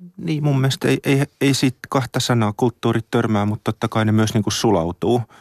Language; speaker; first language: Finnish; native; Finnish